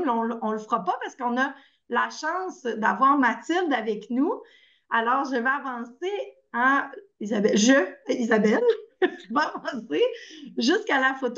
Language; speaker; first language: French; native; French